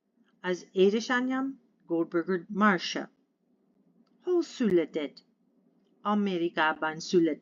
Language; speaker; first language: Hungarian; non-native, learner; English